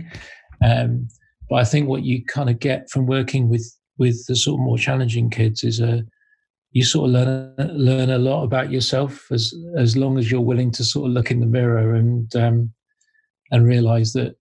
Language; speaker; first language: English; native; English